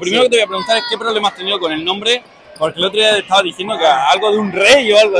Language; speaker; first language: Spanish; native; Spanish